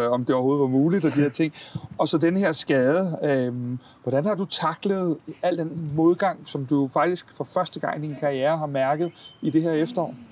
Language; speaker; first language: Danish; native; Danish